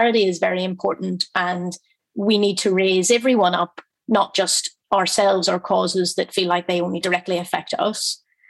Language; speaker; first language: English; native; English